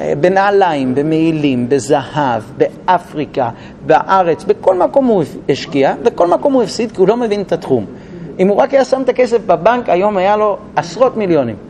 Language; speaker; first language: Hebrew; non-native, fluent; English